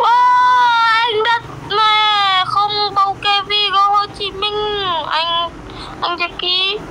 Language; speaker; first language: Vietnamese; non-native, learner; Indonesian